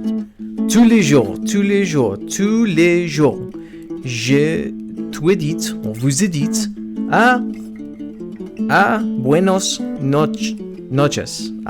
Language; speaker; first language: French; non-native, learner; English